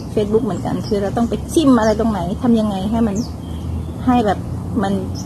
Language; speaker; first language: Thai; non-native, local second language; Northern Khmer